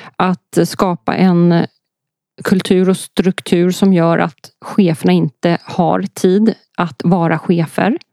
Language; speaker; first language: Swedish; early bilingual, other home language; Polish